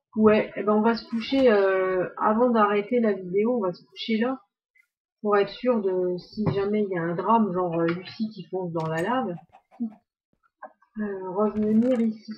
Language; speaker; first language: French; native; French